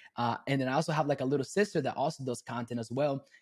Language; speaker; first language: English; early bilingual, other home language; Spanish